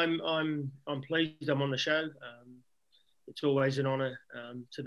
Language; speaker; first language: English; native; English